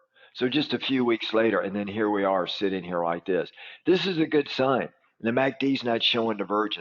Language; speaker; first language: English; native; English